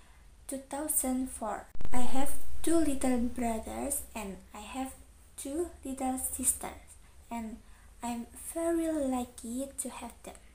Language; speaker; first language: English; non-native, learner; Indonesian